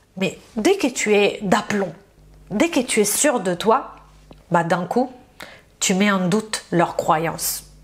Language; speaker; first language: French; non-native, fluent; Italian